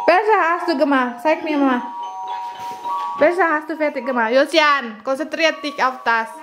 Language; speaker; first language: German; non-native, learner; Indonesian